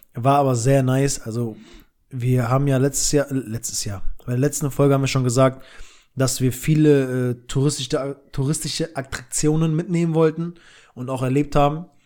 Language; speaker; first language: German; early bilingual, other home language; Albanian